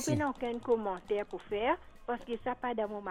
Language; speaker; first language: French; non-native, local second language; Morisyen